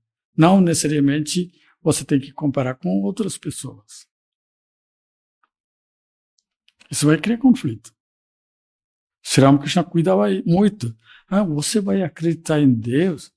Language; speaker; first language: Portuguese; non-native, fluent; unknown